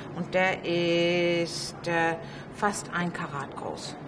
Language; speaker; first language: German; native; German